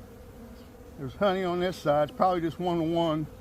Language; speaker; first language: English; native; English